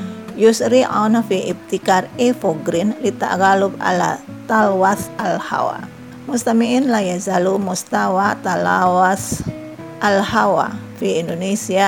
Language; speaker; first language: Arabic; non-native, fluent; Indonesian